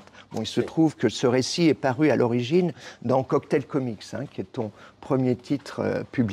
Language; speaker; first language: French; native; French